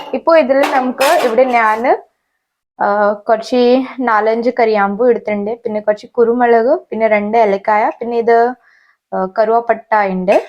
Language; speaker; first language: Malayalam; non-native, fluent; Hindi